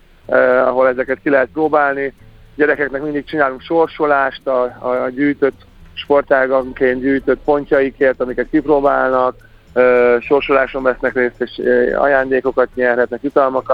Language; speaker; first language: Hungarian; native; Hungarian